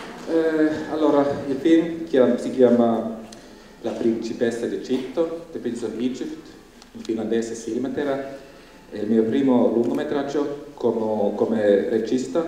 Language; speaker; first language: Italian; non-native, fluent; Finnish